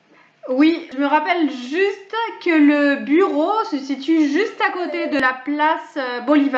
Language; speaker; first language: French; native; French